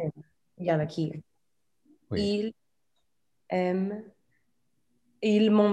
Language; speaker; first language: French; non-native, learner; English